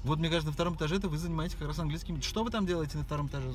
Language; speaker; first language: Russian; native; Russian